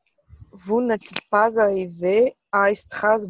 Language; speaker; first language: French; non-native, learner; Portuguese